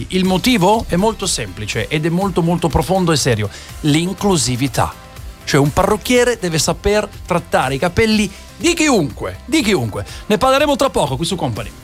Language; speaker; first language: Italian; native; Italian